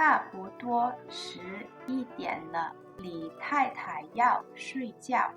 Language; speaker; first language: Chinese; non-native, learner; English